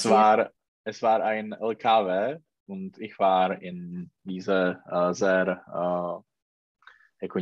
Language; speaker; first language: German; non-native, learner; Czech